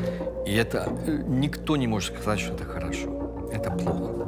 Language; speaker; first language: Russian; early bilingual, heritage; French